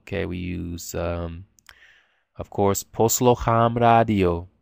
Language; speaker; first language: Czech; non-native, learner; English